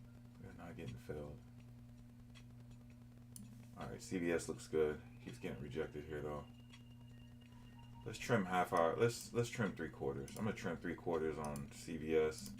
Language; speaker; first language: English; native; English